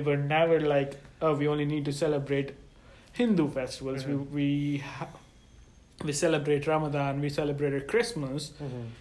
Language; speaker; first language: English; non-native, local second language; Telugu